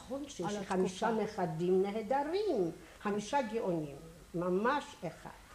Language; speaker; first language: Hebrew; non-native, fluent; Polish